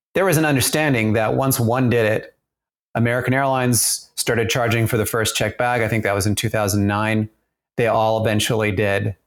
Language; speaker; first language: English; early bilingual, other home language; German